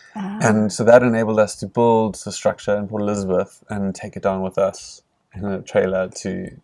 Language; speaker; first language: English; native; English